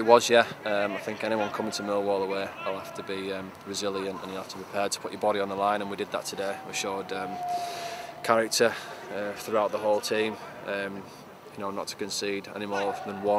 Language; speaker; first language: English; native; English